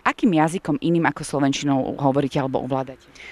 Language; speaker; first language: Slovak; native; Slovak